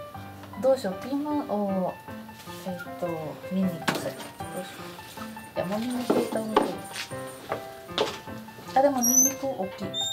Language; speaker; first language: Japanese; non-native, learner; Spanish